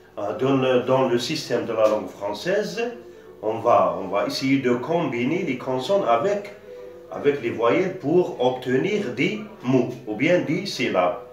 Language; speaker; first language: French; non-native, local second language; Arabic